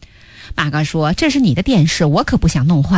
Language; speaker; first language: Chinese; native; Chinese